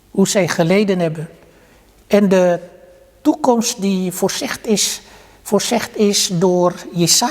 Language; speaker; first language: Dutch; early bilingual, other home language; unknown